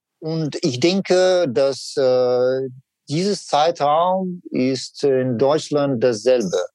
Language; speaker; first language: German; non-native, learner; Russian